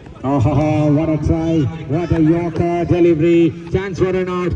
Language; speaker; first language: English; non-native, local second language; Malayalam